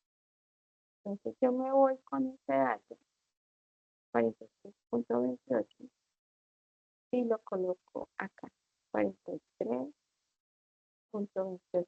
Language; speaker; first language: Spanish; native; Spanish